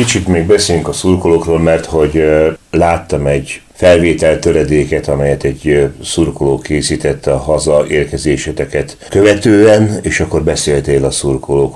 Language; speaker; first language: Hungarian; native; Hungarian